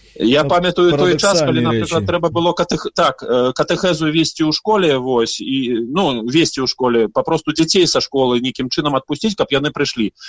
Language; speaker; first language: Belarusian; native; Belarusian